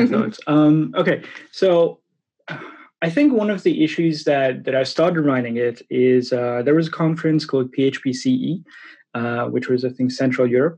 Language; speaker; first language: English; non-native, fluent; Hungarian